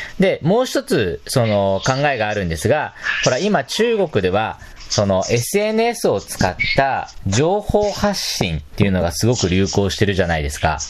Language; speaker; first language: Japanese; non-native, fluent; Chinese